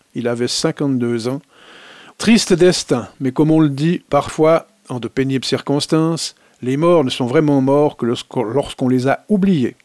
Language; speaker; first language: French; native; French